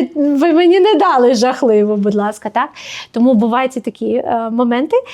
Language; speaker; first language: Ukrainian; native; Ukrainian